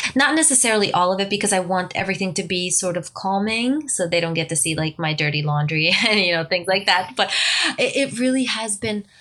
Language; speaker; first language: English; non-native, fluent; Romanian